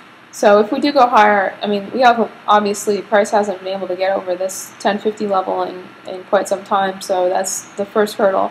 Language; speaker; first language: English; native; English